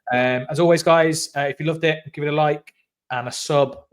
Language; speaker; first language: English; native; English